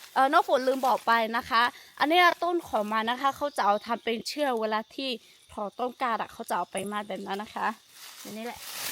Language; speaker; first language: Thai; non-native, local second language; Lahu